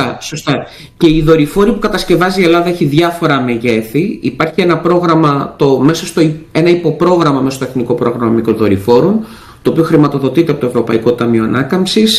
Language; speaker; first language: Greek; native; Greek